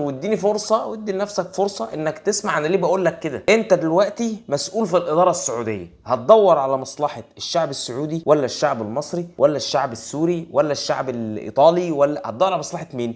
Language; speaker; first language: Arabic; native; Arabic